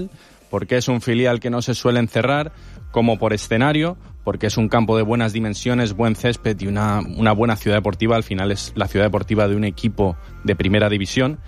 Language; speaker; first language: Spanish; native; Spanish